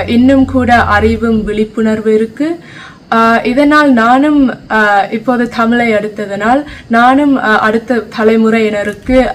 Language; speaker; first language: Tamil; early bilingual, heritage; Tamil